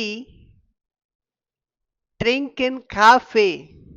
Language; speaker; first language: German; non-native, fluent; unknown